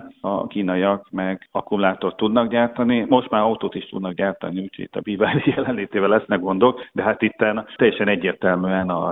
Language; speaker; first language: Hungarian; native; Hungarian